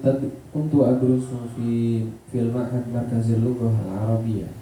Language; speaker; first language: Arabic; non-native, learner; Indonesian